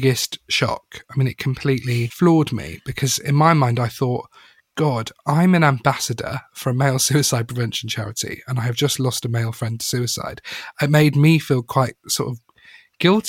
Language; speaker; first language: English; native; English